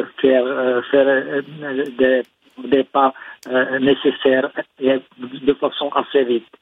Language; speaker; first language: French; non-native, fluent; Czech